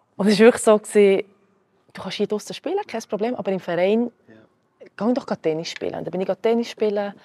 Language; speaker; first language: German; early bilingual, other home language; Croatian